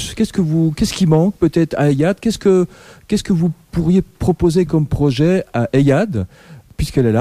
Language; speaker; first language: French; native; French